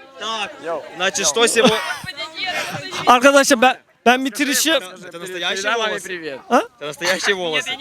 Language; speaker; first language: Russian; non-native, learner; Turkish